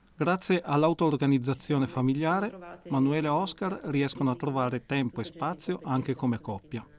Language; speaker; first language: Italian; native; Italian